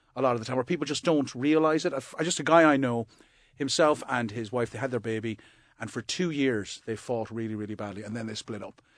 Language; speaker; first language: English; native; English